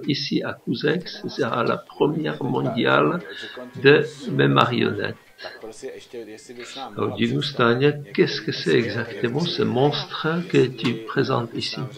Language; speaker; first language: French; non-native, fluent; Czech